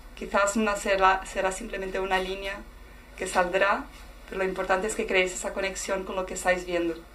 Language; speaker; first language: Spanish; non-native, fluent; Portuguese